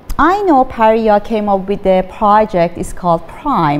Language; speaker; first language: English; non-native, fluent; Persian